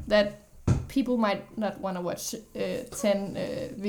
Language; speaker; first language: English; non-native, fluent; Danish